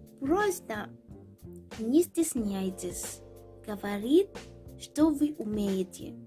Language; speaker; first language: Russian; non-native, learner; Swahili